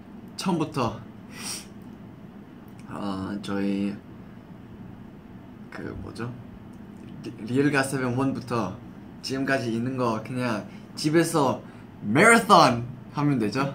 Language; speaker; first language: Korean; non-native, fluent; English